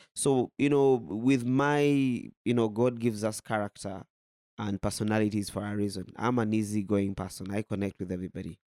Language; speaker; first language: English; non-native, local second language; Ganda